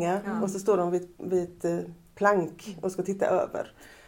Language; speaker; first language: Swedish; native; Swedish